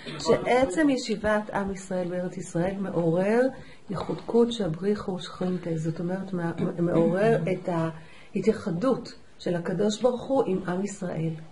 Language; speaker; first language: Hebrew; native; Hebrew